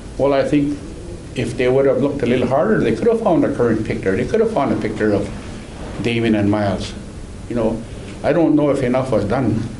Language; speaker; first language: English; native; English